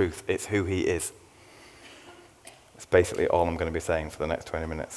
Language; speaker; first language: English; native; English